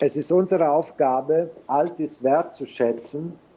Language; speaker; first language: German; non-native, fluent; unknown